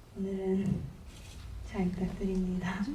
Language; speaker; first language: Korean; non-native, learner; Japanese